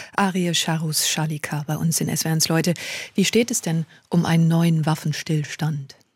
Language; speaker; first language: German; native; German